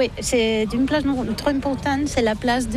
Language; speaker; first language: French; non-native, learner; Catalan